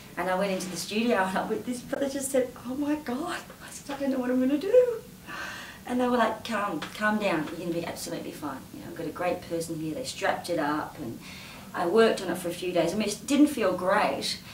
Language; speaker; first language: English; native; English